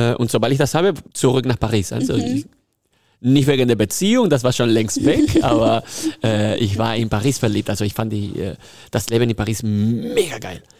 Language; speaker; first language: German; non-native, fluent; Spanish